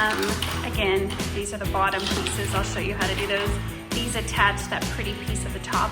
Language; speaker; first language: English; native; English